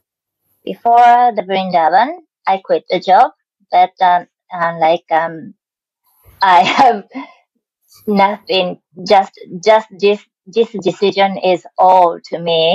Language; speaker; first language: English; non-native, learner; Japanese